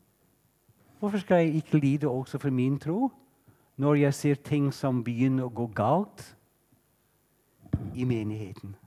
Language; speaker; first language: Norwegian; non-native, fluent; English